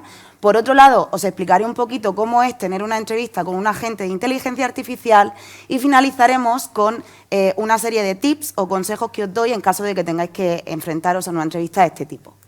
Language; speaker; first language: Spanish; native; Spanish